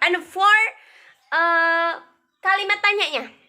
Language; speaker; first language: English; non-native, learner; Indonesian